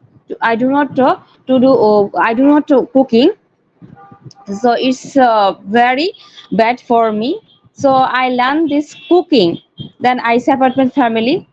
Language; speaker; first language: English; non-native, learner; Bangla